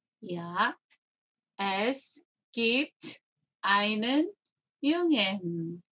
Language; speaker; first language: German; non-native, learner; Korean